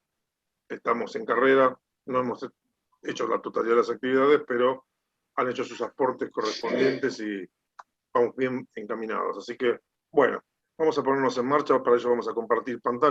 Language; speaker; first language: Spanish; native; Spanish